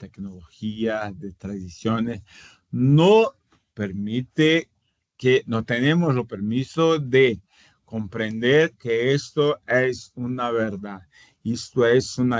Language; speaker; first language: Spanish; non-native, fluent; Portuguese